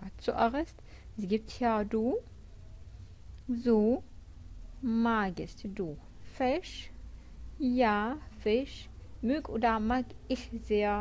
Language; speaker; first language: German; non-native, fluent; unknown